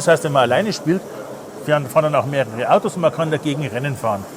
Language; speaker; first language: German; native; German